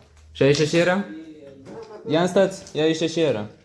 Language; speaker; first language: Romanian; non-native, learner; French